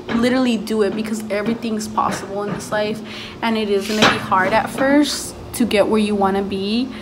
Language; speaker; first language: English; early bilingual, other home language; Spanish